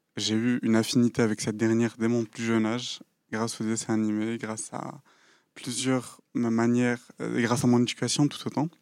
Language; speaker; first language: French; non-native, local second language; Kabyle